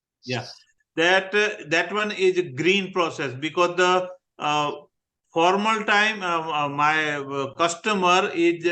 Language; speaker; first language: English; non-native, learner; Gujarati